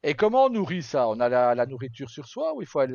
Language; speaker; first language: French; native; French